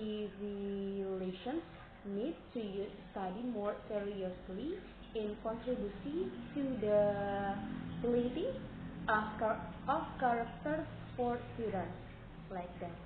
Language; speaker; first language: English; non-native, learner; Indonesian